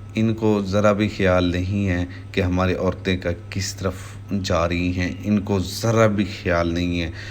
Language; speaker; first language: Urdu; non-native, local second language; Saraiki